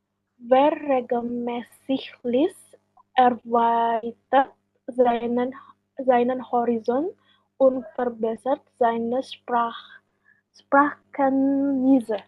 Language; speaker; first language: German; non-native, learner; Indonesian